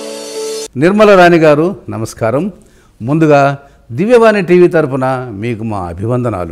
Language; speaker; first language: Telugu; native; Telugu